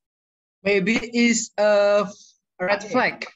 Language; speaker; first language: English; non-native, learner; Indonesian